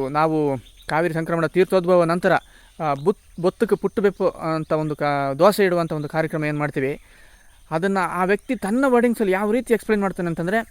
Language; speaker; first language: Kannada; non-native, local second language; Kodava